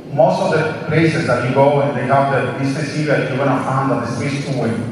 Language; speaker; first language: English; non-native, learner; Spanish